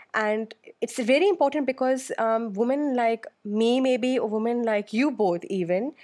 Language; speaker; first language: English; non-native, local second language; Urdu